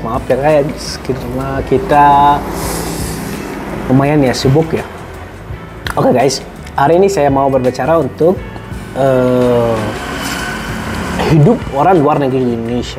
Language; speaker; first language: Indonesian; non-native, fluent; Arabic